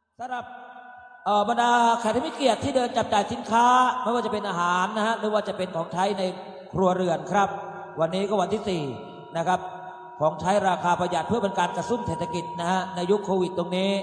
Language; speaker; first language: Thai; native; Thai